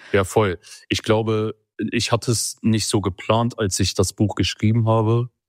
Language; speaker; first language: German; early bilingual, other home language; Kurdish